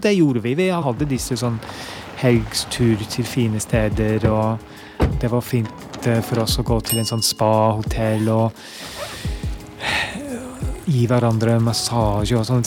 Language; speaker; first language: Norwegian; non-native, fluent; English